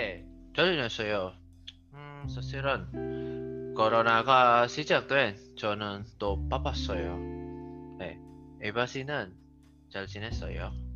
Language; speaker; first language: Korean; non-native, learner; Indonesian